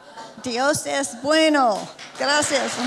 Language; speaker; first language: Spanish; non-native, learner; English